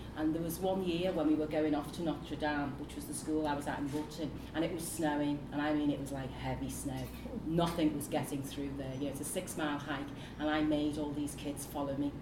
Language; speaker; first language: English; native; English